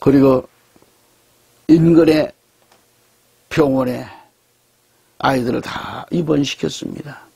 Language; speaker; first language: Korean; native; Korean